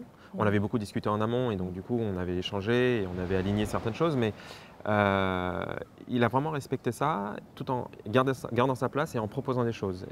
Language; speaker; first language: French; native; French